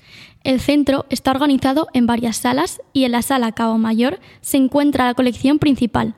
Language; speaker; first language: Spanish; native; Spanish